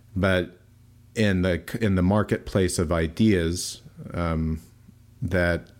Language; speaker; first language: English; native; English